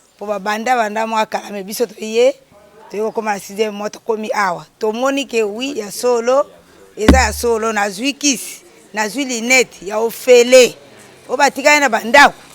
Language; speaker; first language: Lingala; non-native, local second language; Kongo